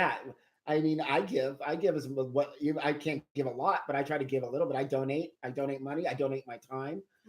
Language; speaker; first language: English; native; English